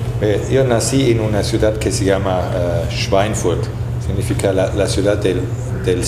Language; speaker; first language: Spanish; non-native, fluent; German